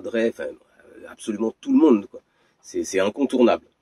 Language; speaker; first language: French; native; French